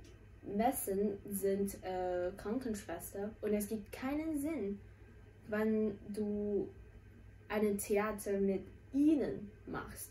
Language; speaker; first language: German; non-native, fluent; Chinese